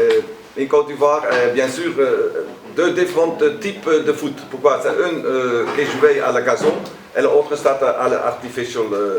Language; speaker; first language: French; non-native, learner; Dutch